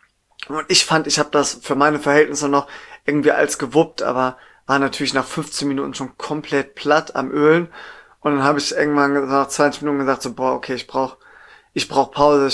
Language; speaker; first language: German; native; German